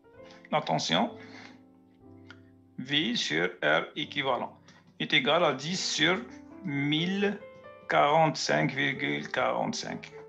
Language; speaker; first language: French; native; French